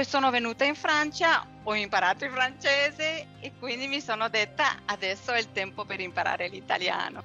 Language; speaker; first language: Italian; non-native, fluent; Spanish